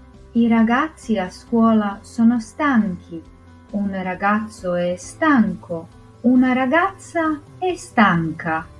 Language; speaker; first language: Italian; non-native, fluent; Croatian